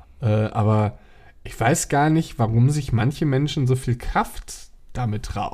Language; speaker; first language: German; native; German